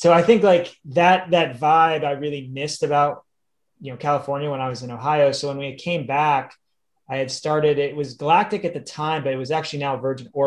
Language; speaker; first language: English; native; English